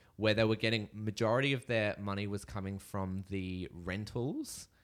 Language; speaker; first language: English; native; English